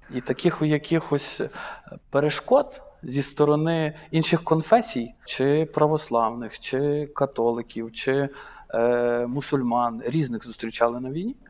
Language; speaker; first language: Ukrainian; native; Ukrainian